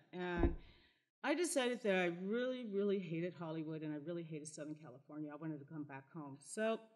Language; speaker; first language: English; native; English